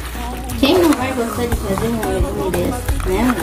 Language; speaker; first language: Portuguese; non-native, fluent; Haitian Creole